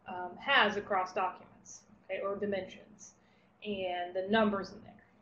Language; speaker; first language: English; native; English